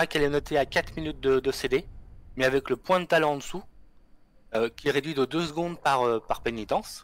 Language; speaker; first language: French; native; French